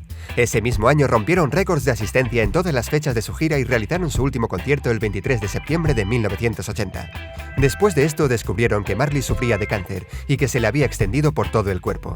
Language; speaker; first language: Spanish; native; Spanish